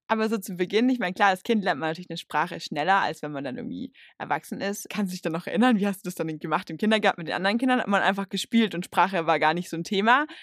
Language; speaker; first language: German; native; German